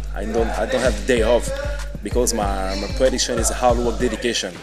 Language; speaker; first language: English; non-native, fluent; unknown